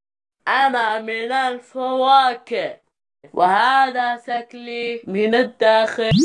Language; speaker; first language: Arabic; non-native, learner; Malayalam